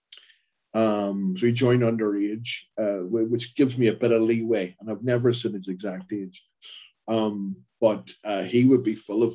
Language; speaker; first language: English; native; English